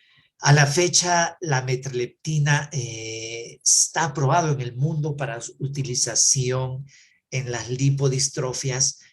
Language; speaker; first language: Spanish; native; Spanish